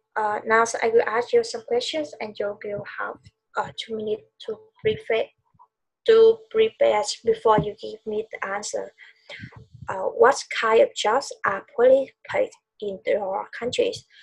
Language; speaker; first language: English; non-native, learner; Vietnamese